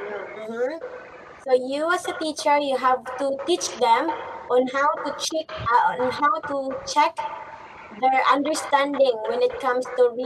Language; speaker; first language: English; non-native, fluent; Vietnamese